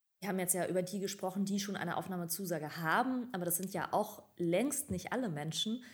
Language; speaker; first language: German; native; German